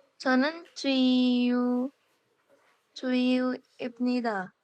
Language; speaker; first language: Korean; non-native, learner; Indonesian